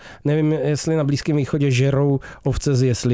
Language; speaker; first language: Czech; native; Czech